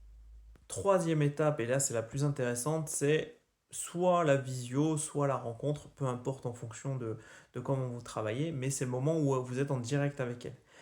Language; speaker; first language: French; native; French